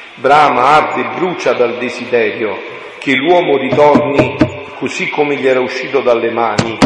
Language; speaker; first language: Italian; native; Italian